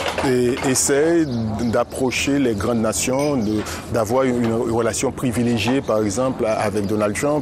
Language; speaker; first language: French; non-native, local second language; Haitian Creole